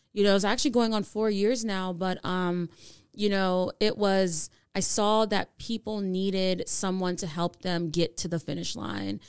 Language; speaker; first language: English; native; English